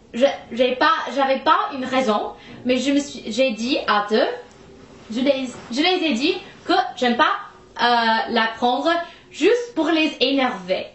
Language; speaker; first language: French; non-native, fluent; English